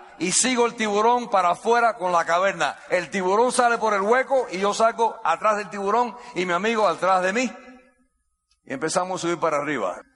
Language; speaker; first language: Spanish; non-native, fluent; English